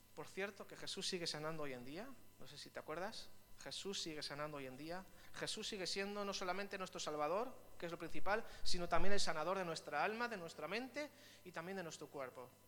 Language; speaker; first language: Spanish; native; Spanish